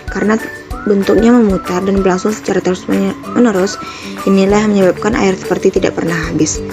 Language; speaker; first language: Indonesian; native; Indonesian